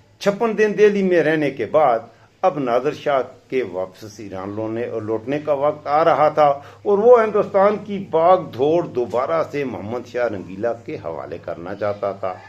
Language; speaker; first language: Urdu; non-native, local second language; Pashto